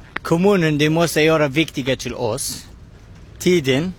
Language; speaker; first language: Swedish; non-native, learner; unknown